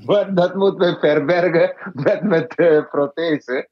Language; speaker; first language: Dutch; non-native, fluent; Malayalam